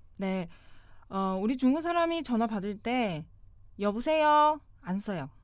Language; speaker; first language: Korean; non-native, fluent; Chinese